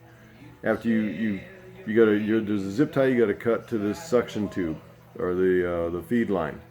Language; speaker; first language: English; native; English